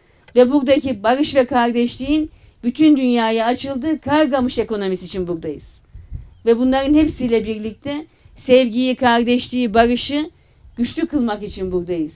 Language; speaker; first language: Turkish; native; Turkish